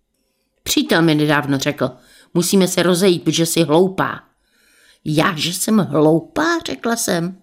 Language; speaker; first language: Czech; native; Czech